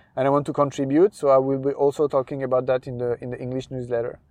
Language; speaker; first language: English; non-native, fluent; French